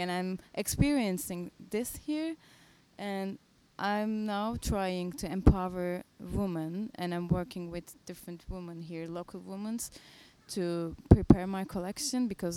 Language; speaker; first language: English; non-native, fluent; Turkish